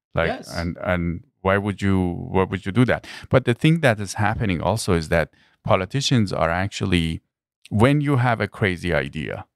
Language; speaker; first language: English; non-native, fluent; Persian